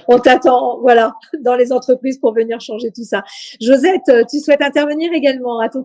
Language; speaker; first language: French; native; French